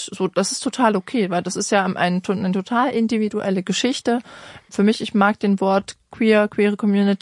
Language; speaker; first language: German; native; German